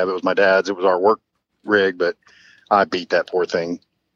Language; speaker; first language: English; native; English